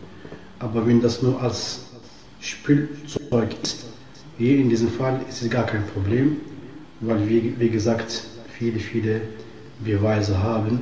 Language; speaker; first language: German; non-native, fluent; Arabic